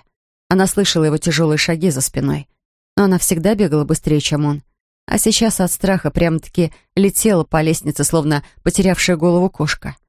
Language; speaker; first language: Russian; native; Russian